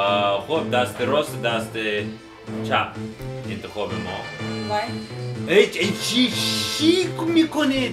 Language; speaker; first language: Persian; non-native, learner; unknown